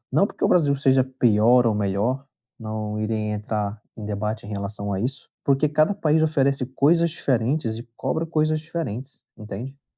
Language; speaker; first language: Portuguese; native; Portuguese